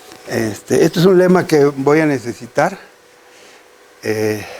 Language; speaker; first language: Spanish; native; Spanish